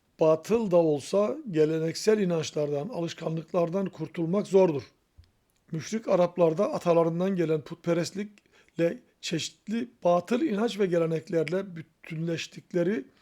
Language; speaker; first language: Turkish; native; Turkish